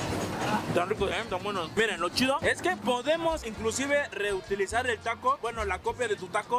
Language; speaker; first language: Spanish; native; Spanish